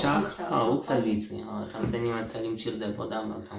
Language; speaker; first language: Georgian; non-native, learner; Polish